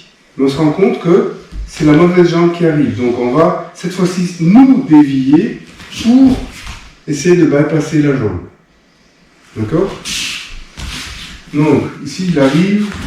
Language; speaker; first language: French; native; French